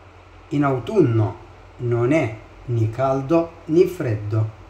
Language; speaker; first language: Italian; non-native, fluent; Arabic